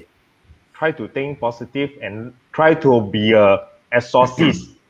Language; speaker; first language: English; non-native, learner; Cantonese